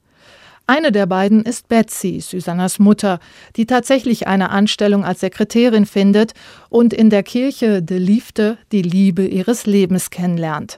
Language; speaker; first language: German; native; German